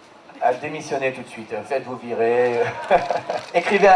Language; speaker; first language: French; native; French